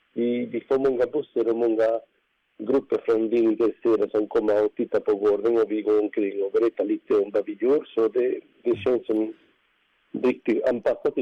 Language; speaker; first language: Swedish; non-native, fluent; Spanish